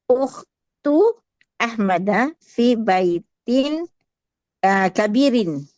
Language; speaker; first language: Arabic; non-native, learner; Indonesian